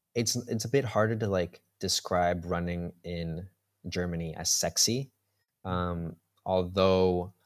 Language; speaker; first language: English; early bilingual, heritage; Spanish